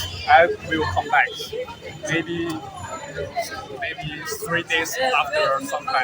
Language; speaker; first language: English; non-native, learner; Chinese